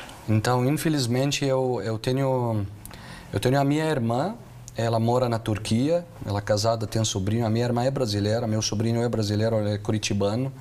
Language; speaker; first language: Portuguese; non-native, fluent; Arabic